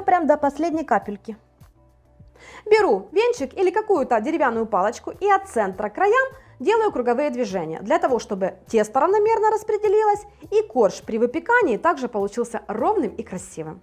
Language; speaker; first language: Russian; native; Russian